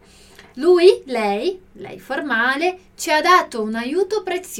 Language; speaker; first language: Italian; non-native, fluent; Portuguese